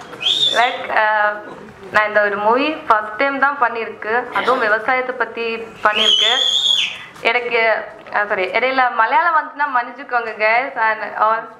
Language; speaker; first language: Tamil; non-native, learner; Malayalam